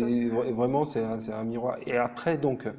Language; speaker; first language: French; native; French